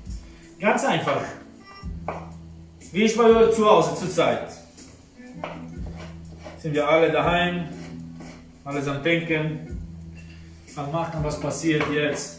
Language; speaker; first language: German; non-native, fluent; Italian